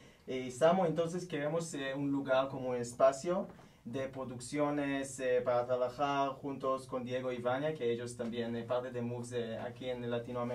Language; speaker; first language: Spanish; non-native, learner; Hebrew